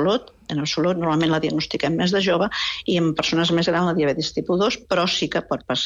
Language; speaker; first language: Catalan; native; Catalan